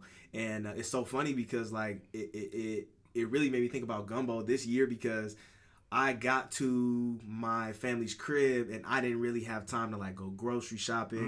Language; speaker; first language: English; native; English